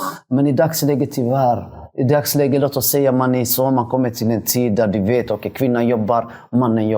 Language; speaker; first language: Swedish; early bilingual, other home language; Somali